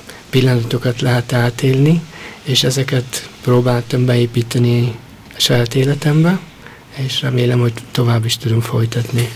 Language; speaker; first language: Hungarian; early bilingual, heritage; Hungarian